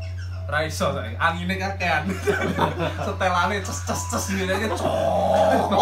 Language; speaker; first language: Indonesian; non-native, local second language; Javanese